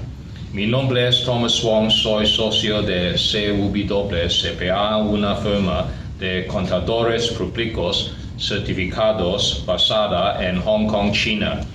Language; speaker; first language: Spanish; non-native, learner; Chinese